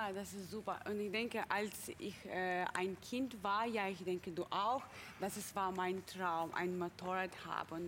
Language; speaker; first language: German; non-native, fluent; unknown